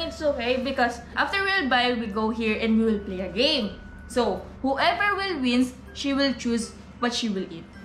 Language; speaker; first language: English; non-native, local second language; Filipino